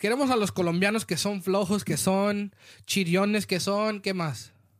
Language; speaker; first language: Spanish; early bilingual, heritage; Spanish